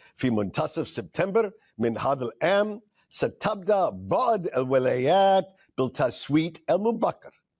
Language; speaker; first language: Arabic; non-native, fluent; English